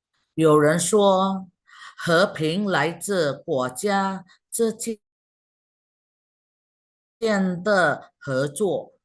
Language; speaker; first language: Chinese; non-native, fluent; Indonesian